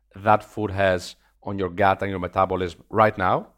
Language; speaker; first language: English; non-native, fluent; Greek